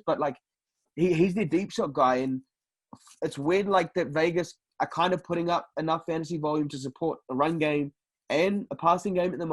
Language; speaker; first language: English; native; English